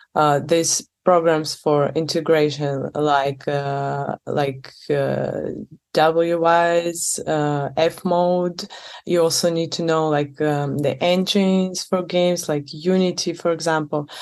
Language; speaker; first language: English; non-native, fluent; Russian